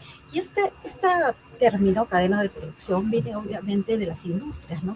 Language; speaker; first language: Spanish; native; Spanish